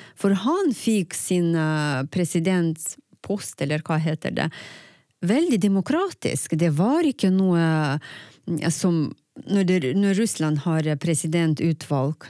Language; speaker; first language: Norwegian; non-native, fluent; Ukrainian